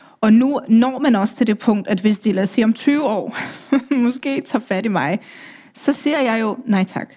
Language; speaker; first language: Danish; early bilingual, other home language; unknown